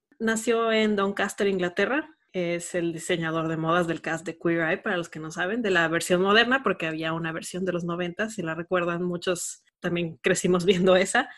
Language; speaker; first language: Spanish; native; Spanish